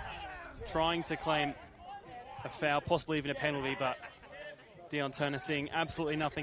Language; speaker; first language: English; native; English